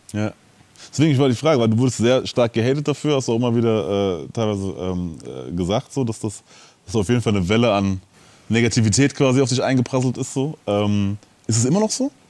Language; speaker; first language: German; native; German